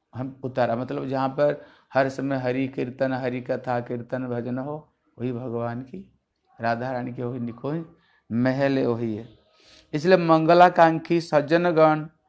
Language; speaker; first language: Hindi; non-native, local second language; Bangla